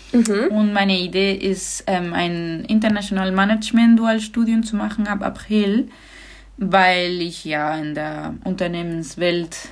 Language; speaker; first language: German; non-native, fluent; Spanish